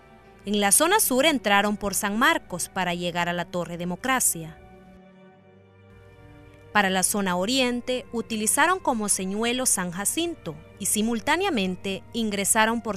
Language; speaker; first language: Spanish; native; Spanish